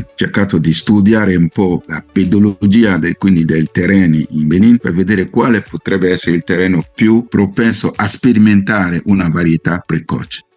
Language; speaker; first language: Italian; non-native, fluent; Fon